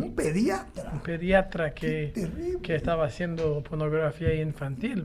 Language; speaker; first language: Spanish; non-native, fluent; English